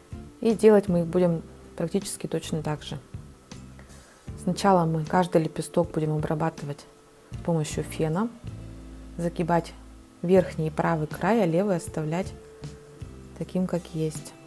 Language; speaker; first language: Russian; native; Russian